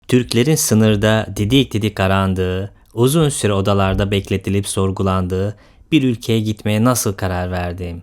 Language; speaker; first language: Turkish; early bilingual, heritage; Turkish